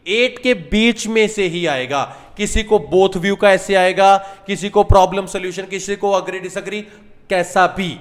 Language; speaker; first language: Hindi; non-native, local second language; Punjabi